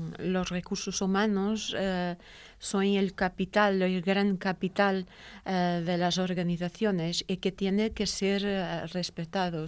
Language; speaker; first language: Spanish; non-native, fluent; Portuguese